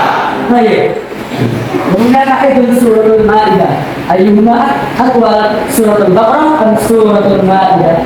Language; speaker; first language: Arabic; non-native, fluent; Indonesian